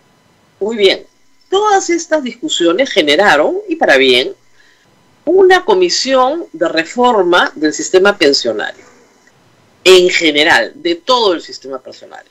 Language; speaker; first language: Spanish; native; Spanish